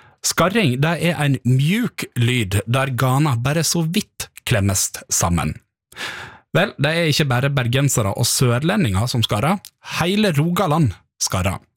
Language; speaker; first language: Norwegian; native; Norwegian